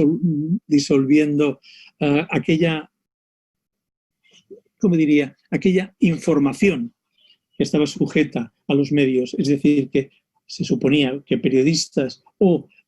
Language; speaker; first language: Spanish; native; Spanish